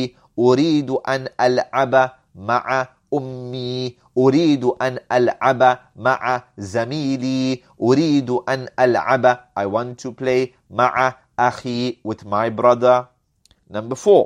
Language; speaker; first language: Arabic; non-native, fluent; English